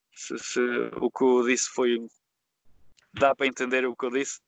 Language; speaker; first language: Portuguese; early bilingual, heritage; Portuguese